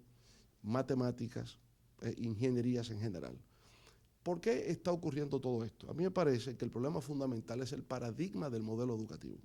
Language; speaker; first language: Spanish; native; Spanish